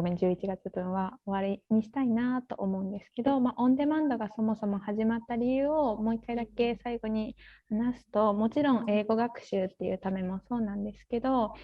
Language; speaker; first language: Japanese; native; Japanese